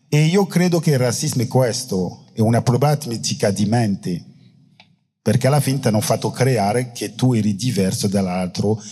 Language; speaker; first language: Italian; non-native, fluent; French